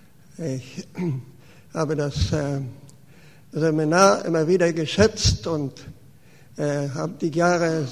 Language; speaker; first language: German; early bilingual, heritage; German